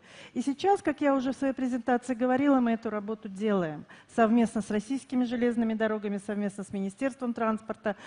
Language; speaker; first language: Russian; native; Russian